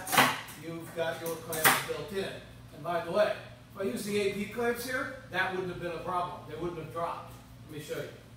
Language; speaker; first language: English; native; English